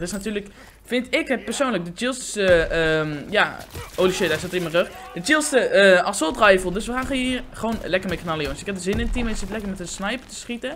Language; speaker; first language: Dutch; native; Dutch